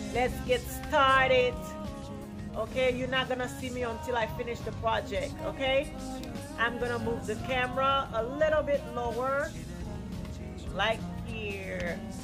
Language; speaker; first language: English; non-native, fluent; Haitian Creole